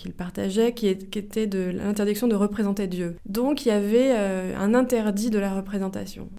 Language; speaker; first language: French; native; French